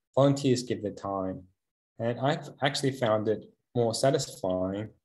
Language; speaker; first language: English; native; English